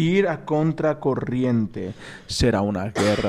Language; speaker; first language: Spanish; native; Spanish